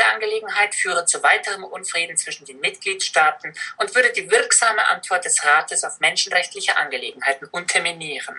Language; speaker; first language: German; native; German